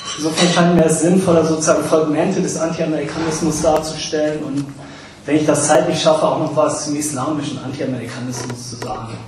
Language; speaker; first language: German; early bilingual, other home language; English